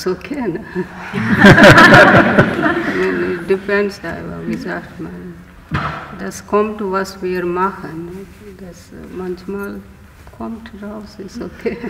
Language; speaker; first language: German; non-native, learner; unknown